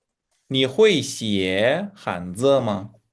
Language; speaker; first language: Chinese; non-native, fluent; Uzbek